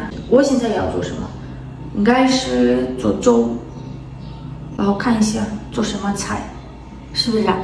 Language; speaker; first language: Chinese; non-native, learner; Ukrainian